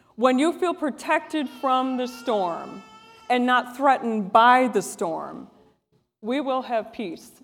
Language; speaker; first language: English; native; English